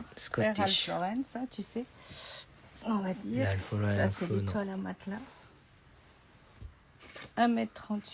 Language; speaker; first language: French; native; French